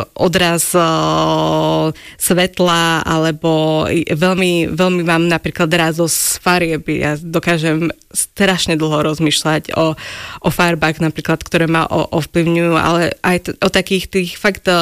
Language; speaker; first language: Slovak; native; Slovak